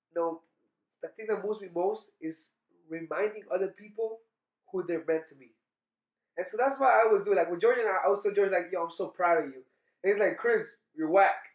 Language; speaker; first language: English; early bilingual, other home language; Spanish